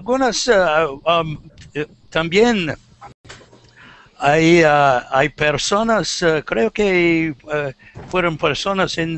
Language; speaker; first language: Spanish; non-native, learner; English